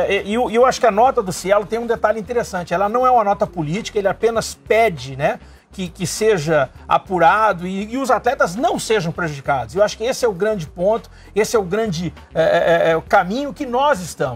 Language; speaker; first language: Portuguese; native; Portuguese